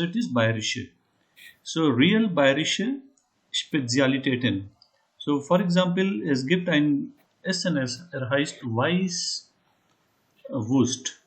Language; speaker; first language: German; non-native, fluent; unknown